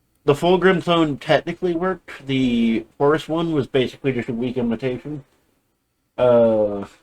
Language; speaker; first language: English; native; English